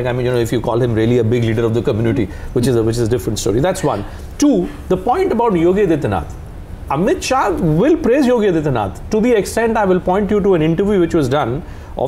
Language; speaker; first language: English; non-native, local second language; Hindi